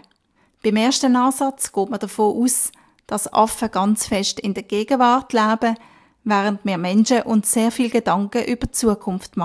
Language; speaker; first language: German; native; German